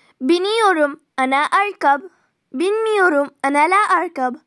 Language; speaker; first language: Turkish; non-native, fluent; Arabic